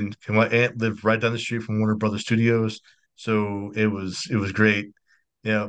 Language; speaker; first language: English; native; English